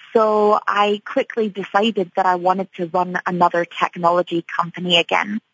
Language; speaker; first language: English; native; English